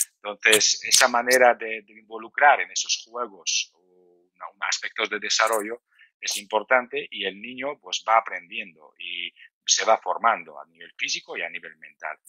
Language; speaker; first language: Spanish; non-native, fluent; Georgian